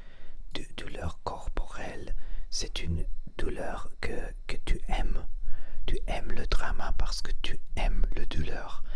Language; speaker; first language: French; non-native, learner; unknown